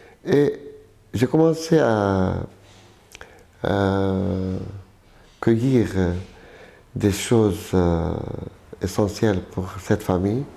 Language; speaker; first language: French; non-native, local second language; Arabic